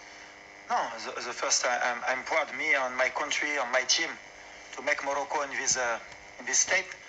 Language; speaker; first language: English; non-native, learner; French